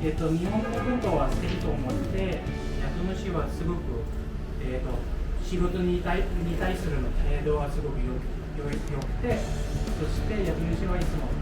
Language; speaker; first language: Japanese; non-native, fluent; Filipino